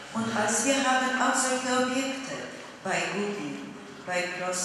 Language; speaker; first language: German; non-native, fluent; Polish